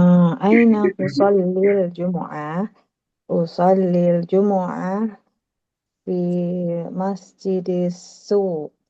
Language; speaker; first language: Arabic; non-native, learner; Indonesian